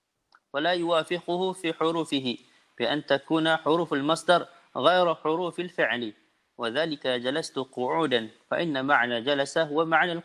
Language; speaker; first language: Arabic; non-native, fluent; Malay